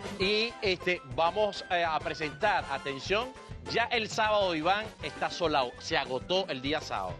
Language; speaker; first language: Spanish; native; Spanish